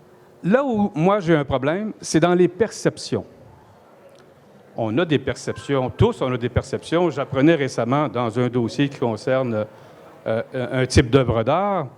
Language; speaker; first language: French; native; French